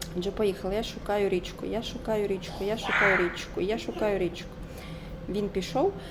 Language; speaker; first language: Ukrainian; non-native, local second language; Russian